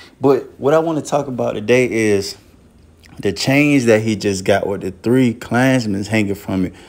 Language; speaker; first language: English; native; English